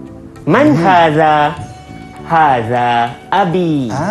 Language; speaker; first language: Arabic; non-native, fluent; Malay